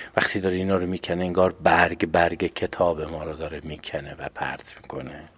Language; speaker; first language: Persian; native; Persian